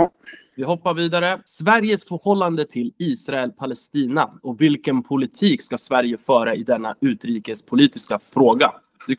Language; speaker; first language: Swedish; native; Swedish